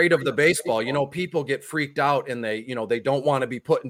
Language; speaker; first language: English; native; English